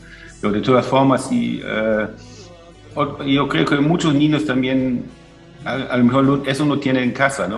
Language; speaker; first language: Spanish; non-native, fluent; German